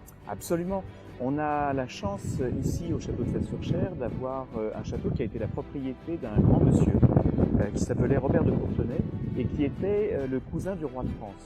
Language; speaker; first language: French; native; French